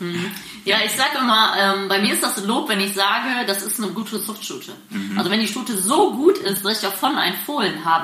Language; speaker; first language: German; native; German